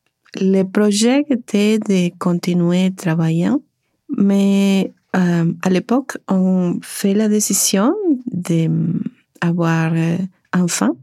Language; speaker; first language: French; non-native, learner; Spanish